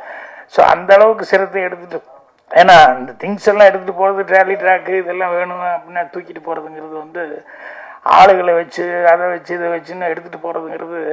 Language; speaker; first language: Tamil; native; Tamil